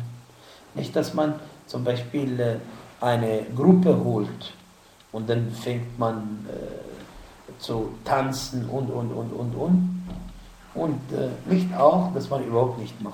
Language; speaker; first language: German; non-native, fluent; Arabic